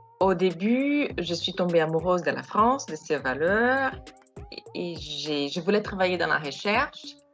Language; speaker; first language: French; non-native, fluent; Portuguese